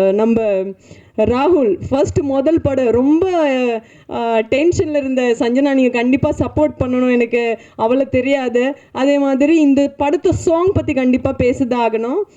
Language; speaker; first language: Tamil; non-native, fluent; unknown